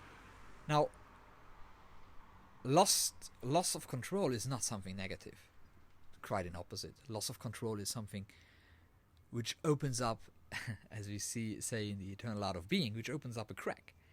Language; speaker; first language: English; non-native, fluent; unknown